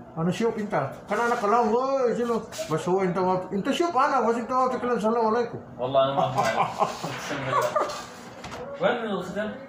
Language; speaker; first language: Arabic; non-native, learner; Filipino